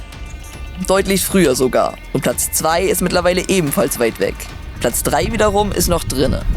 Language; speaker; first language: German; native; German